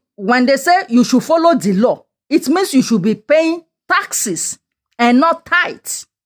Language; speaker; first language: English; non-native, local second language; Yoruba